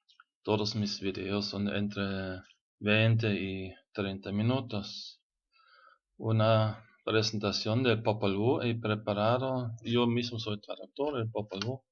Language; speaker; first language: Spanish; non-native, fluent; German